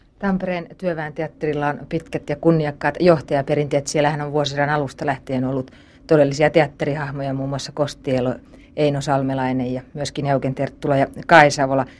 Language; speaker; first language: Finnish; native; Finnish